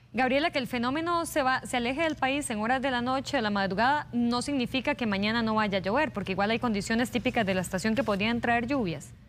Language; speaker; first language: Spanish; native; Spanish